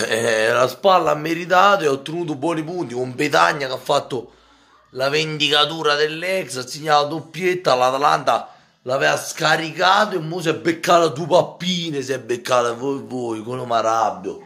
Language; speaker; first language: Italian; native; Italian